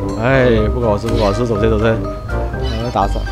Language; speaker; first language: Chinese; native; Chinese